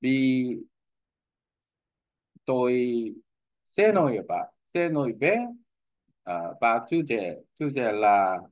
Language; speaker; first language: Vietnamese; non-native, learner; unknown